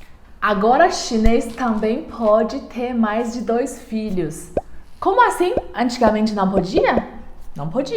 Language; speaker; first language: Portuguese; non-native, learner; Chinese